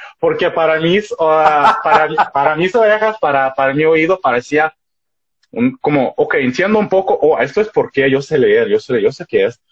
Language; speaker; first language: Spanish; non-native, fluent; Russian